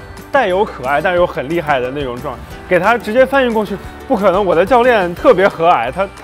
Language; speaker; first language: Chinese; native; Chinese